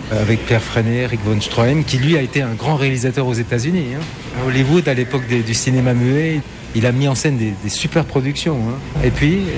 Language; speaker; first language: French; native; French